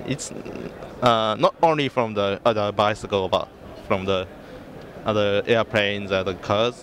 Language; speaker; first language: English; non-native, fluent; Japanese